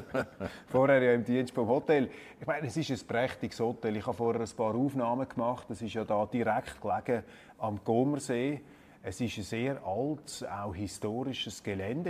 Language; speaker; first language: German; native; German